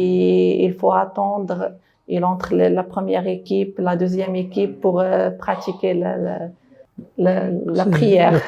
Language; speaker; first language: French; non-native, local second language; Arabic